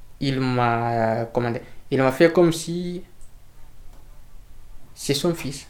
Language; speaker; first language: French; non-native, learner; Fula